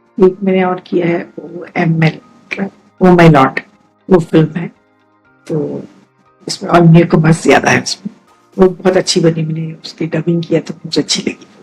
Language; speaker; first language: Hindi; native; Hindi